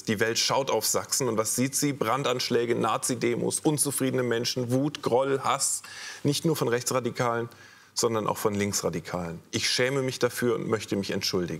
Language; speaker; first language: German; native; German